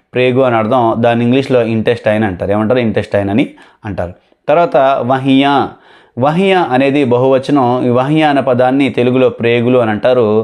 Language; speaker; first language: Telugu; non-native, local second language; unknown